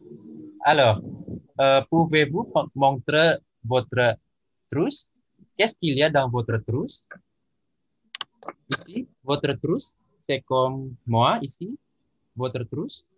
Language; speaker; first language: French; non-native, learner; Indonesian